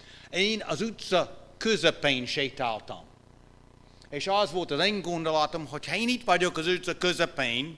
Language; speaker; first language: Hungarian; non-native, fluent; English